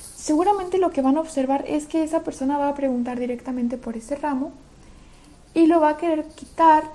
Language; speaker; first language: Spanish; early bilingual, other home language; Russian